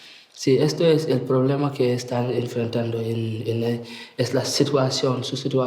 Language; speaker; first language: Spanish; non-native, fluent; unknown